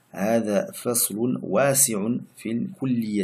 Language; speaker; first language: Arabic; non-native, fluent; French